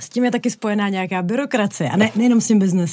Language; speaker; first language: Czech; native; Czech